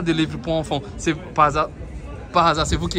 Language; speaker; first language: French; non-native, fluent; Portuguese